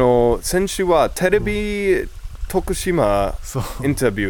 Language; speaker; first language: Japanese; non-native, learner; English